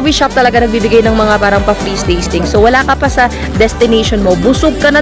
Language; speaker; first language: Filipino; native; Filipino